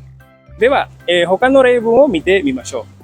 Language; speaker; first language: Japanese; non-native, fluent; Indonesian